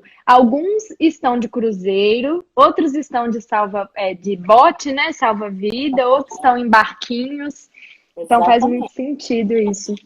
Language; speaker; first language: Portuguese; native; Portuguese